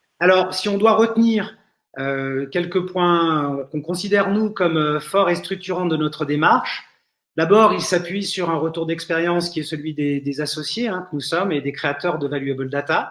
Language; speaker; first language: French; native; French